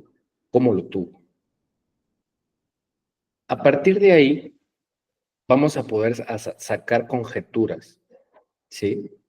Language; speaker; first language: Spanish; native; Spanish